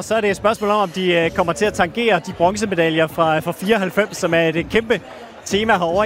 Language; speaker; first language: Danish; native; Danish